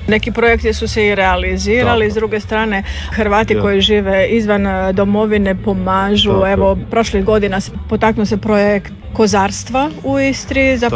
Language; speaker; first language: Serbian; native; Serbian